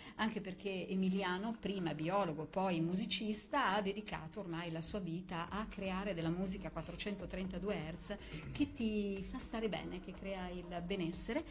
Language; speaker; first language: Italian; native; Italian